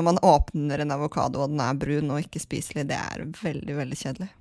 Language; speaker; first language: Norwegian; native; Norwegian